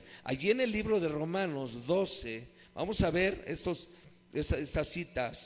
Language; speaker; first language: Spanish; native; Spanish